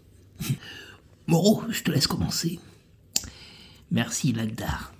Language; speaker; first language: French; native; French